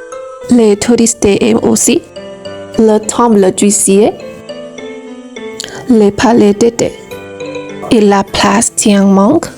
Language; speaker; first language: French; non-native, learner; Vietnamese